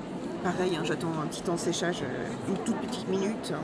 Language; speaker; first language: French; native; French